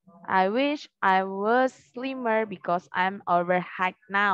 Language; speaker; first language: English; non-native, learner; Indonesian